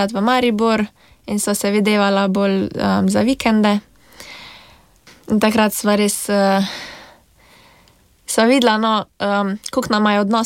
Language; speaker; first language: Slovenian; native; Slovenian